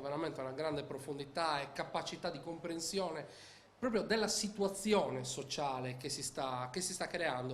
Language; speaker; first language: Italian; native; Italian